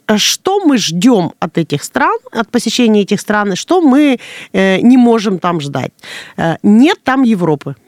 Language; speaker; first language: Russian; native; Russian